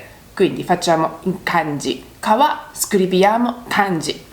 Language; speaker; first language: Italian; non-native, learner; Japanese